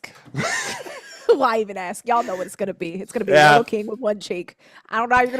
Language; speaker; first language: English; native; English